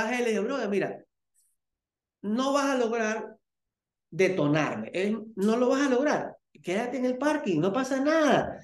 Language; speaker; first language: Spanish; native; Spanish